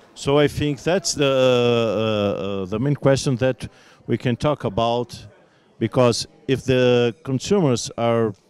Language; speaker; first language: English; non-native, fluent; Portuguese